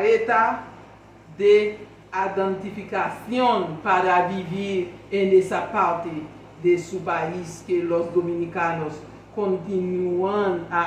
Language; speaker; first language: Spanish; non-native, learner; Haitian Creole